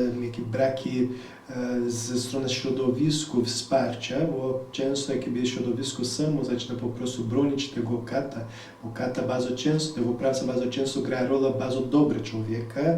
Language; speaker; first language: Polish; non-native, fluent; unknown